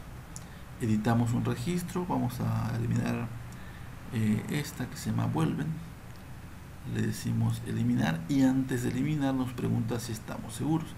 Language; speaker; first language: Spanish; native; Spanish